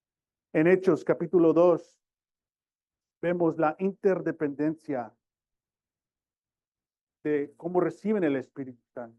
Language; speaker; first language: Spanish; early bilingual, heritage; Spanish